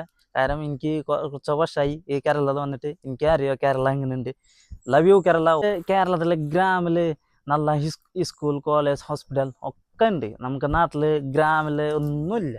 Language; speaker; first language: Malayalam; non-native, local second language; Assamese